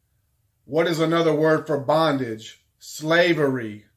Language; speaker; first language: English; native; English